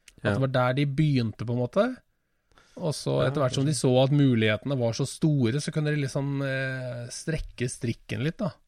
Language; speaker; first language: Norwegian; native; Norwegian